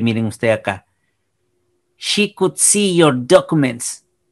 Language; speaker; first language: English; non-native, fluent; Spanish